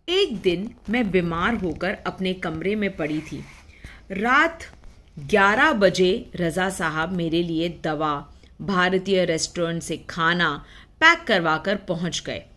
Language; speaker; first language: Hindi; non-native, local second language; Marathi